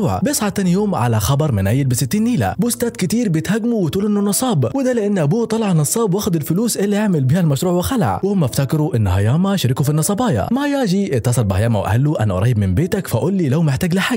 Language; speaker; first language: Arabic; native; Arabic